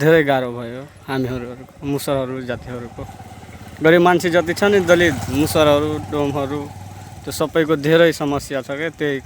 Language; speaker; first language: Nepali; non-native, local second language; Bhojpuri